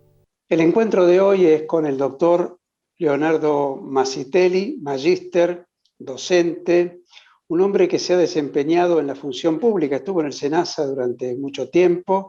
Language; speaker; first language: Spanish; native; Spanish